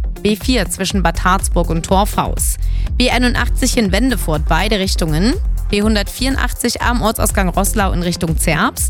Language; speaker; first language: German; native; German